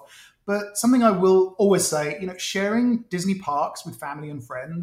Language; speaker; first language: English; native; English